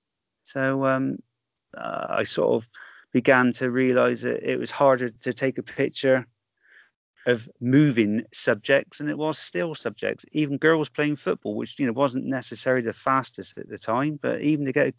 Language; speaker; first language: English; native; English